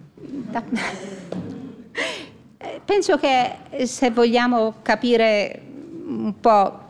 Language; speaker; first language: Italian; native; Italian